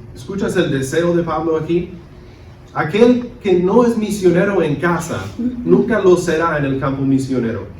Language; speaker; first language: Spanish; early bilingual, other home language; English